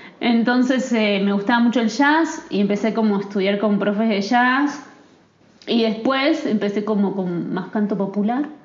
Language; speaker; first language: Spanish; native; Spanish